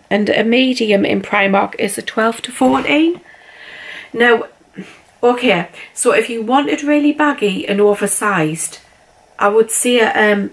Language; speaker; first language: English; native; English